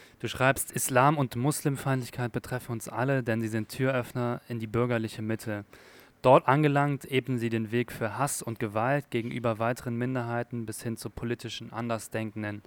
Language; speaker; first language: German; native; German